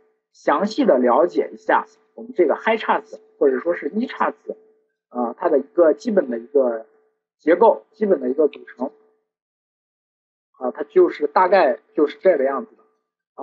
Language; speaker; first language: Chinese; native; Chinese